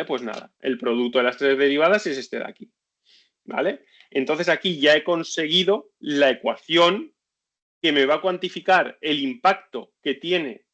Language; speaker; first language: Spanish; native; Spanish